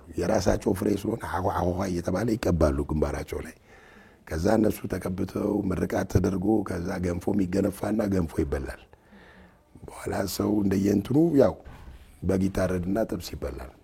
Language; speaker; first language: Amharic; non-native, local second language; Tigrinya